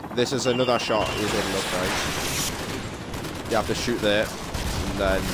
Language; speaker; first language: English; native; English